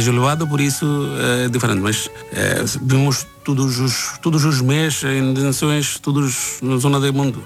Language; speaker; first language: Portuguese; non-native, learner; Bangla